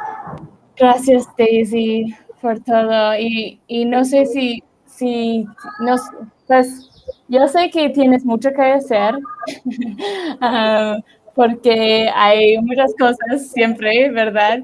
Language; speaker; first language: Spanish; non-native, learner; English